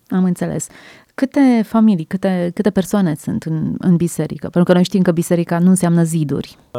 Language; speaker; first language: Romanian; native; Romanian